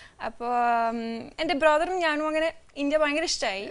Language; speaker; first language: Malayalam; non-native, fluent; French